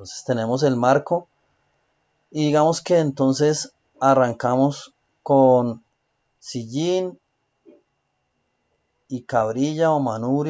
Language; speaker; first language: Spanish; native; Spanish